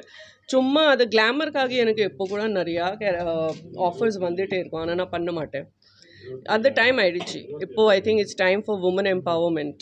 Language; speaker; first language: Tamil; non-native, learner; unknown